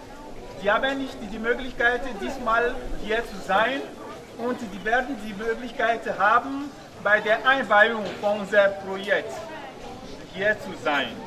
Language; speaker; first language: German; non-native, fluent; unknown